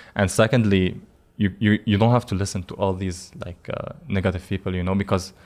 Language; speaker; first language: English; non-native, fluent; Arabic